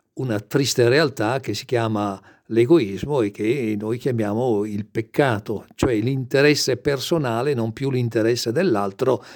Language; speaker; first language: Italian; native; Italian